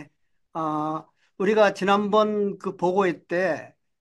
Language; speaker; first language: Korean; native; Korean